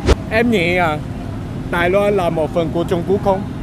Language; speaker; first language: Vietnamese; non-native, learner; Chinese